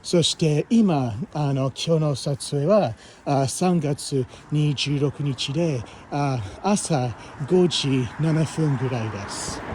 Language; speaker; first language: Japanese; non-native, fluent; English